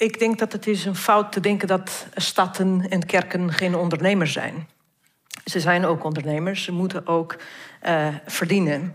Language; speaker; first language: Dutch; non-native, fluent; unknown